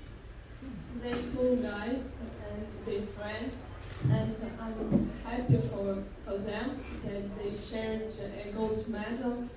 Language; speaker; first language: English; non-native, learner; Ukrainian